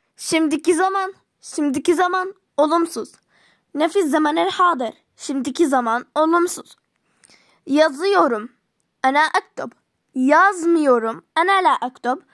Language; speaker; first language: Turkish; non-native, fluent; Arabic